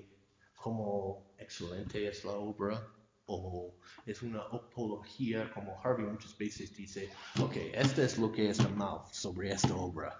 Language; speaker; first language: Spanish; non-native, fluent; English